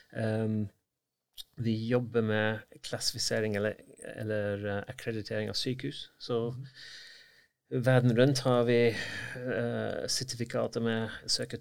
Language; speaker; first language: Norwegian; non-native, fluent; English